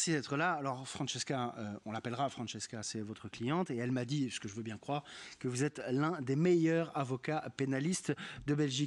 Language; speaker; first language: French; native; French